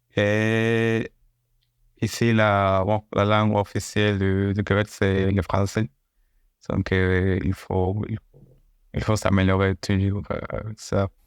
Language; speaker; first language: French; non-native, learner; Spanish